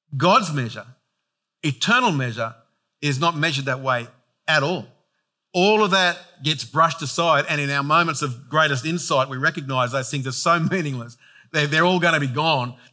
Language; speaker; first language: English; native; English